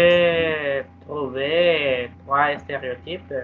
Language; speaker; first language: French; non-native, learner; Spanish